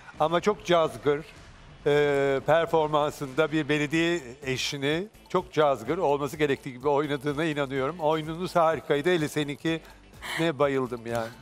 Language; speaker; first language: Turkish; native; Turkish